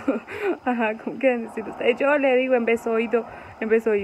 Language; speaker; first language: Spanish; native; Spanish